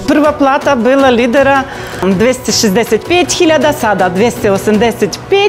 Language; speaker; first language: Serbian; non-native, learner; Russian